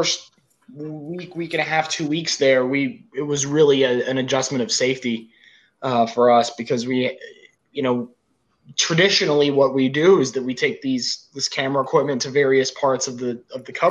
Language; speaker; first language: English; native; English